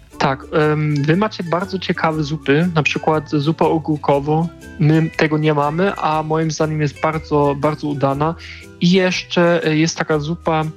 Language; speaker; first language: Polish; non-native, fluent; German